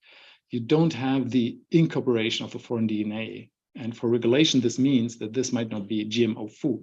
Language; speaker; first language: English; non-native, fluent; German